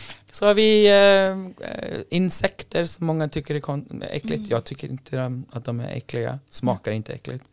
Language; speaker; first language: Swedish; non-native, fluent; Icelandic